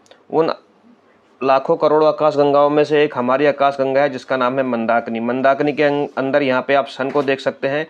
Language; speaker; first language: Hindi; native; Hindi